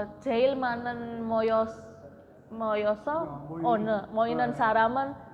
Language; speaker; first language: Korean; non-native, learner; Indonesian